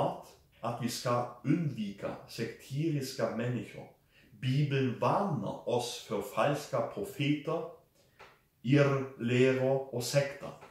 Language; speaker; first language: Swedish; non-native, fluent; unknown